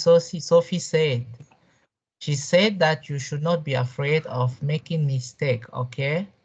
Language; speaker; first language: English; non-native, local second language; French